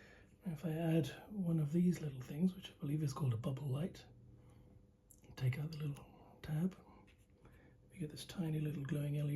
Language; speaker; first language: English; native; English